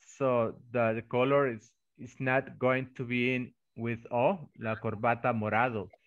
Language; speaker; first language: English; non-native, fluent; Spanish